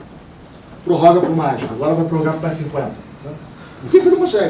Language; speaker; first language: Portuguese; native; Portuguese